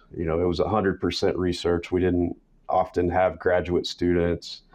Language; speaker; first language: English; native; English